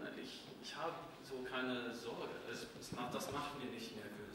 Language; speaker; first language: German; non-native, fluent; English